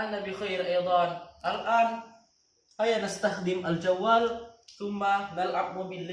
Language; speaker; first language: Arabic; non-native, learner; Indonesian